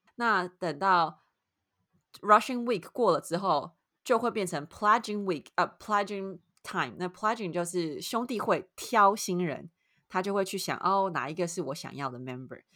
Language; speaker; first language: Chinese; native; Chinese